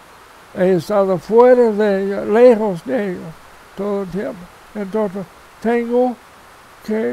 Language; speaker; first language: Spanish; non-native, fluent; English